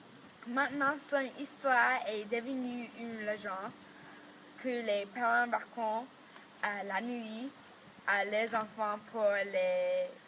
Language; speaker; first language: French; non-native, learner; English